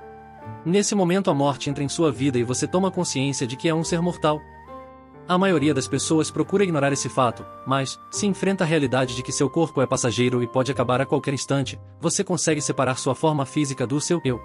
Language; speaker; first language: Portuguese; native; Portuguese